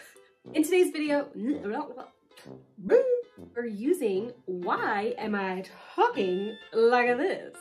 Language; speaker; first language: English; native; English